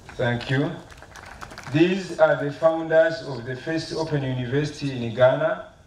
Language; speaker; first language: English; non-native, local second language; Swahili